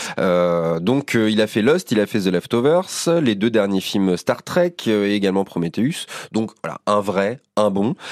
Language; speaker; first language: French; native; French